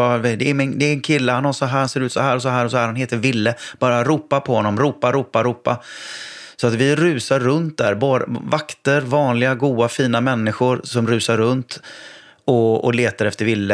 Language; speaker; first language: Swedish; native; Swedish